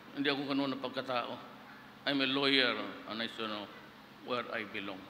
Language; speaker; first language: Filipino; non-native, local second language; Cebuano